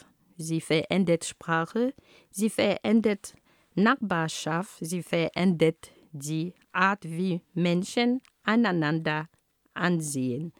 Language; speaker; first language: German; non-native, fluent; Ghomala